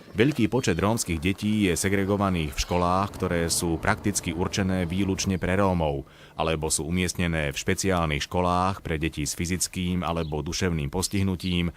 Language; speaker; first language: Slovak; native; Slovak